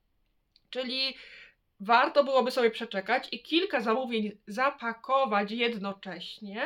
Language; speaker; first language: Polish; native; Polish